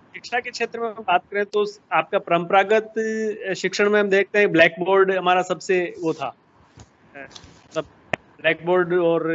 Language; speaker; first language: Hindi; native; Hindi